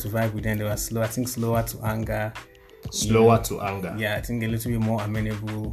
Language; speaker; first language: English; non-native, local second language; Igbo